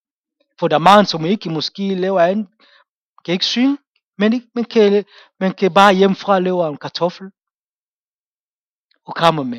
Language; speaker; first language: Danish; non-native, fluent; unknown